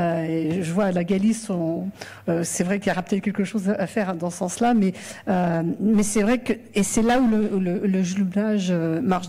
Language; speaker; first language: French; native; French